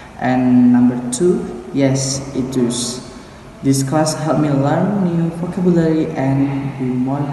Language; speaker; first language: English; non-native, learner; Indonesian